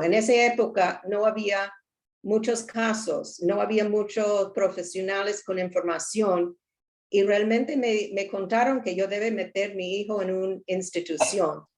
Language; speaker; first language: Spanish; non-native, learner; English